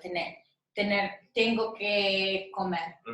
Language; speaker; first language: Spanish; non-native, learner; English